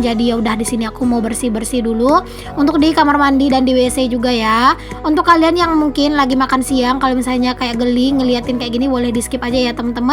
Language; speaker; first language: Indonesian; native; Indonesian